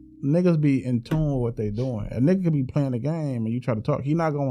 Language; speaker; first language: English; native; English